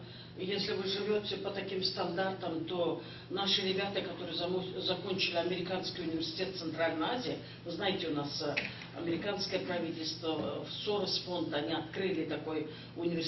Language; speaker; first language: Russian; non-native, local second language; Kyrgyz